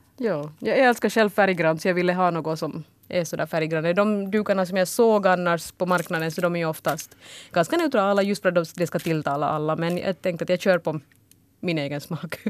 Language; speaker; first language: Swedish; early bilingual, other home language; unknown